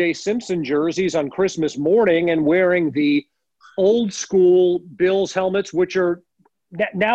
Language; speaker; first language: English; native; English